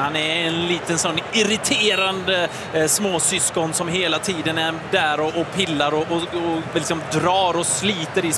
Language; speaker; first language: Swedish; native; Swedish